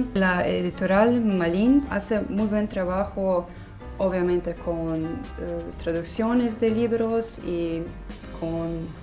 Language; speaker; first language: Spanish; non-native, fluent; Slovenian